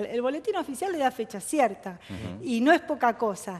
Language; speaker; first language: Spanish; native; Spanish